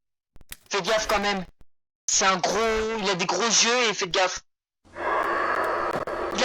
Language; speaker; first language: French; native; French